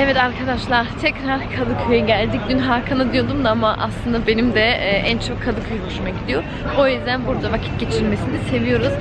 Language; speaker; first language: Turkish; early bilingual, heritage; Turkish